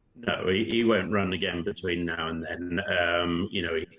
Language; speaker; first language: English; native; English